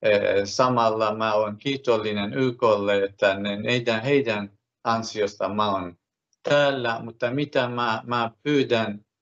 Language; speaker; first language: Finnish; non-native, fluent; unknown